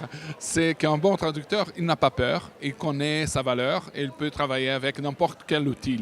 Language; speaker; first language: French; non-native, fluent; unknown